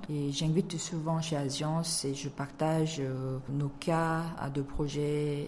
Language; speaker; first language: French; non-native, fluent; Korean